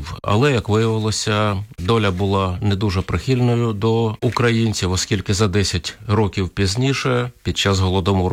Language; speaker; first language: Ukrainian; native; Ukrainian